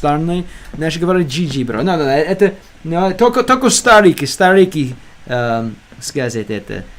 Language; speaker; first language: Russian; non-native, learner; English